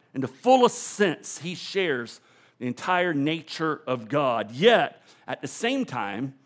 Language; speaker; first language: English; native; English